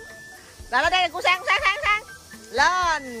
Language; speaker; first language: Vietnamese; native; Vietnamese